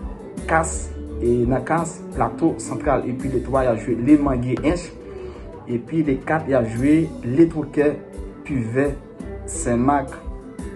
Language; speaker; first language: French; non-native, local second language; Haitian Creole